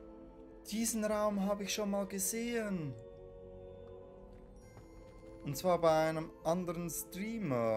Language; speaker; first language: German; native; German